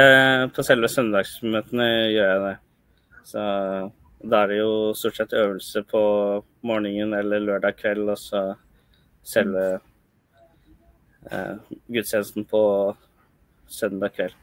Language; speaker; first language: Norwegian; early bilingual, other home language; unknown